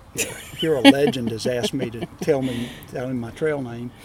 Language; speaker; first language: English; native; English